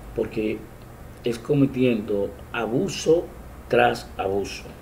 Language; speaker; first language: Spanish; native; Spanish